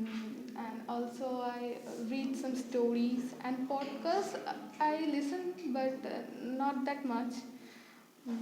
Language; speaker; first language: English; non-native, fluent; Bangla